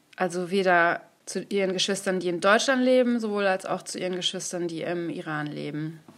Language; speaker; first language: German; early bilingual, other home language; Persian